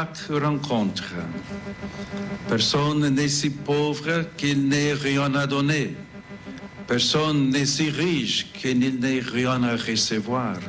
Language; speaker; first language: French; non-native, fluent; English